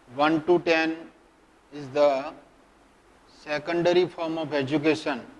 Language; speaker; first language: English; non-native, local second language; Gujarati